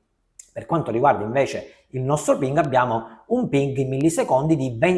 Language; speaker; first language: Italian; native; Italian